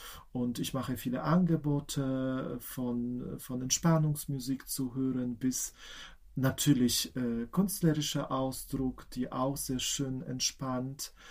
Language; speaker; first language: German; non-native, fluent; Polish